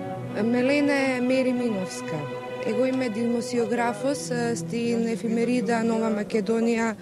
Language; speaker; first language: Greek; early bilingual, heritage; Macedonian